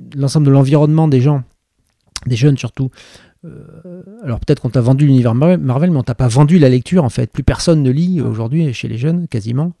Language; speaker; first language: French; native; French